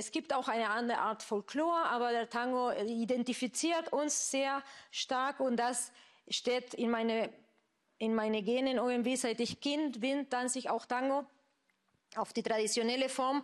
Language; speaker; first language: German; non-native, fluent; Spanish